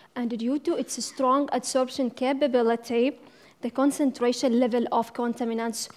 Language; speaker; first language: English; non-native, fluent; Arabic